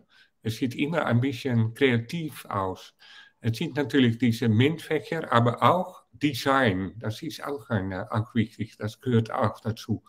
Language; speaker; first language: German; non-native, fluent; Dutch